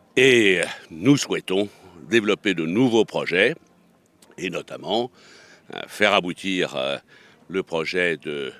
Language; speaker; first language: French; native; French